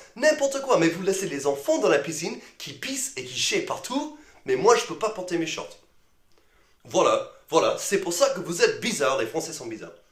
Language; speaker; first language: French; non-native, fluent; English